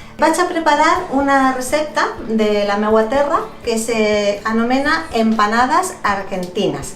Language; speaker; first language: Catalan; non-native, fluent; Spanish